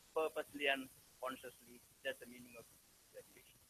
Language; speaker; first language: English; non-native, local second language; Sinhala